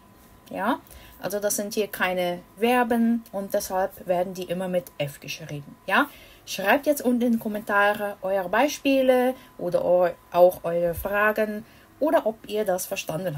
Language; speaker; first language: German; non-native, fluent; Portuguese